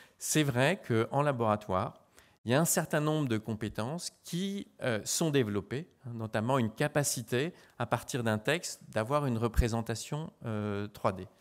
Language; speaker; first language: French; native; French